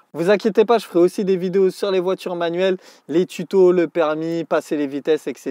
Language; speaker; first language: French; native; French